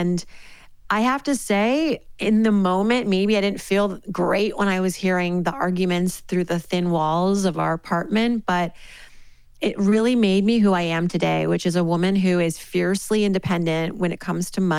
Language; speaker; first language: English; native; English